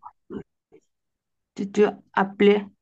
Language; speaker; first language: French; non-native, learner; Bangla